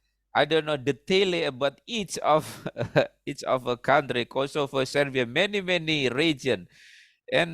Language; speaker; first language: English; non-native, learner; Indonesian